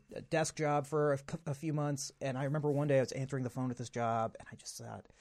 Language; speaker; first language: English; native; English